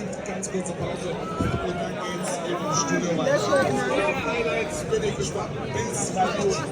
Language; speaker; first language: German; native; German